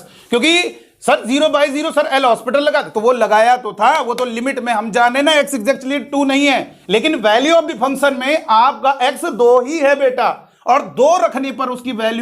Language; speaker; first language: Hindi; native; Hindi